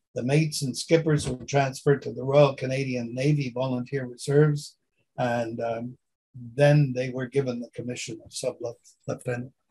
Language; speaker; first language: English; native; English